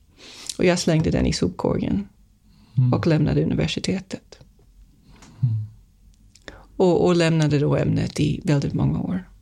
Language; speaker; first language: Swedish; non-native, fluent; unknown